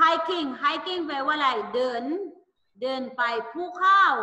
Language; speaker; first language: Thai; non-native, learner; Filipino